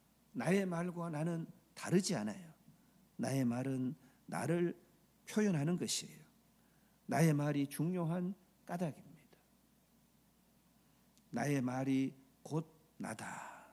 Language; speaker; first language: Korean; native; Korean